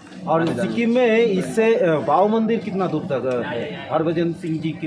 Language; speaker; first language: Hindi; non-native, local second language; Bangla